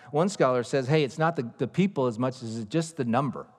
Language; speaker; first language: English; native; English